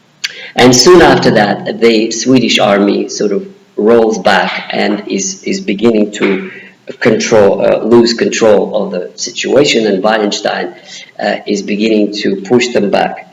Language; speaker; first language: English; non-native, fluent; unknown